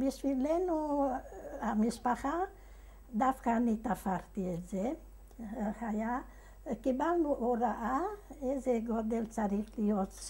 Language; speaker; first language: Hebrew; non-native, fluent; Hungarian